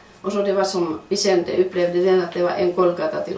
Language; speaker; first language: Swedish; non-native, fluent; Finnish